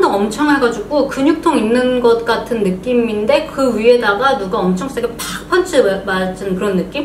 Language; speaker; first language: Korean; early bilingual, heritage; Korean